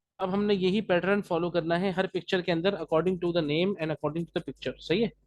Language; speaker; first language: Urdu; native; Urdu